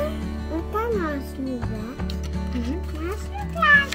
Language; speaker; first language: Dutch; early bilingual, heritage; Dutch